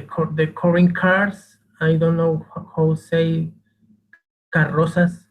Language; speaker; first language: English; non-native, learner; Spanish